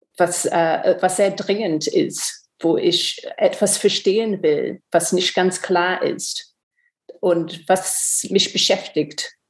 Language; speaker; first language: German; non-native, fluent; English